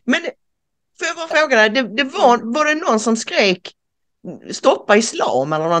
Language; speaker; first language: Swedish; native; Swedish